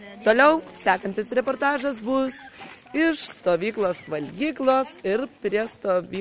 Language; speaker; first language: Lithuanian; native; Lithuanian